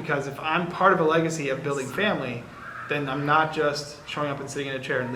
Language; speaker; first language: English; native; English